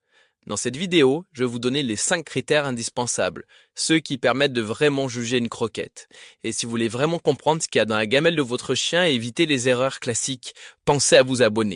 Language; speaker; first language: French; native; French